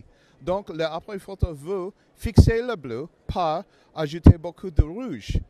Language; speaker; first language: French; non-native, learner; English